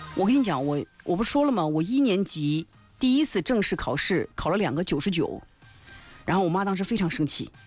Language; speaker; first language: Chinese; native; Chinese